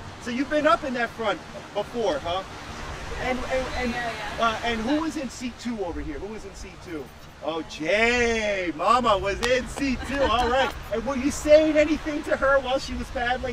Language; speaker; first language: English; native; English